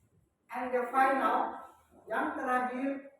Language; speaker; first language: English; non-native, learner; Indonesian